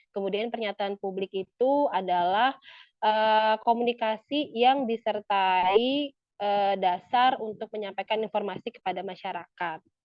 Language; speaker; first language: Indonesian; native; Indonesian